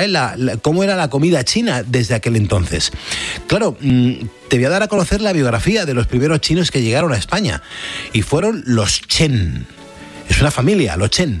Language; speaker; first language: Spanish; native; Spanish